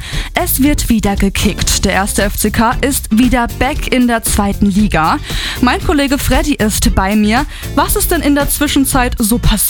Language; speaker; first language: German; native; German